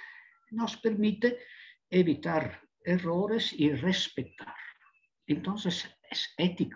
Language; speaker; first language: Spanish; non-native, fluent; Italian